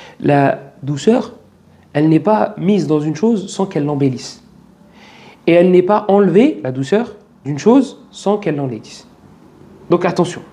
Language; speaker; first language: French; native; French